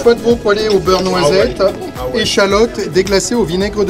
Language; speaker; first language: French; native; French